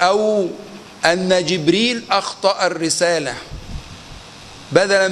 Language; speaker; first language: Arabic; native; Arabic